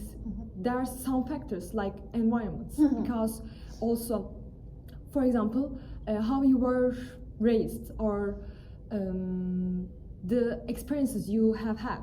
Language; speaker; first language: English; non-native, fluent; Turkish